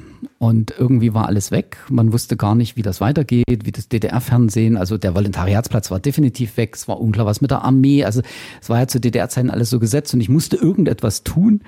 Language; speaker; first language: German; native; German